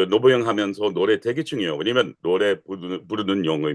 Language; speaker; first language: Korean; non-native, learner; English